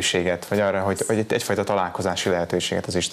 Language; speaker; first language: Hungarian; native; Hungarian